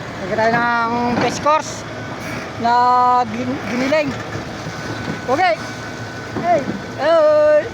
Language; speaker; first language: Filipino; native; Filipino